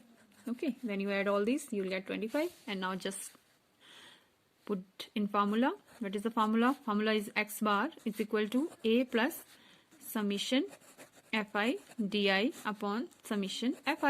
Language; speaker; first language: English; non-native, local second language; Hindi